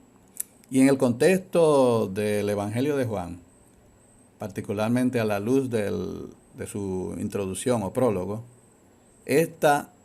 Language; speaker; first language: Spanish; native; Spanish